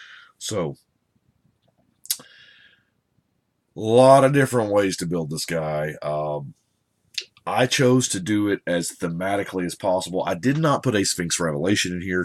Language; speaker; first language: English; native; English